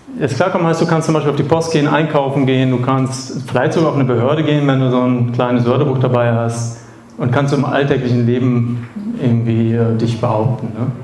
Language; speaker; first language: German; native; German